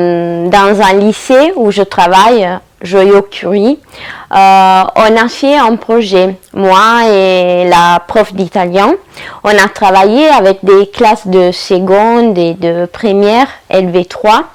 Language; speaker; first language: French; non-native, fluent; Italian